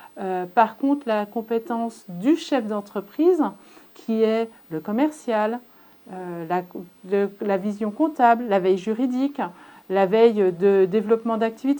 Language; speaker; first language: French; native; French